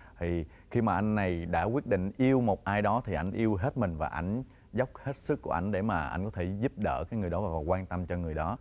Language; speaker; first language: Vietnamese; early bilingual, heritage; Vietnamese